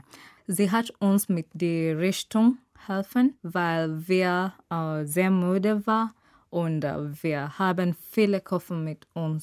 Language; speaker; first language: German; non-native, learner; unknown